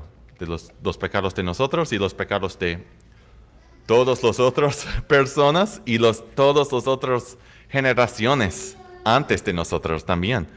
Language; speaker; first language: Spanish; non-native, fluent; English